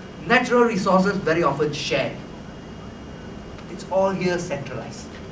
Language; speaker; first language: English; non-native, local second language; Malay